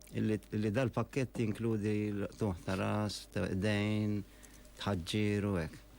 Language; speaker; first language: Maltese; non-native, fluent; Arabic